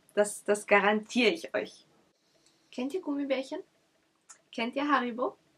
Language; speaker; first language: German; early bilingual, other home language; Russian